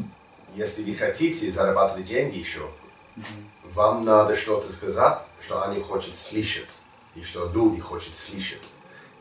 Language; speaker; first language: Russian; non-native, learner; English